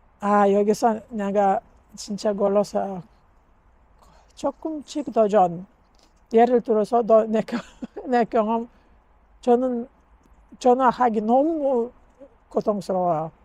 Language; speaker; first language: Korean; non-native, learner; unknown